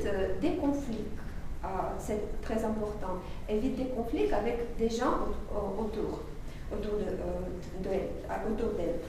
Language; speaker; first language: French; non-native, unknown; Russian